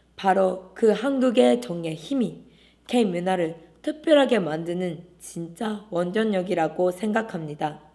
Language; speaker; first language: Korean; non-native, fluent; Japanese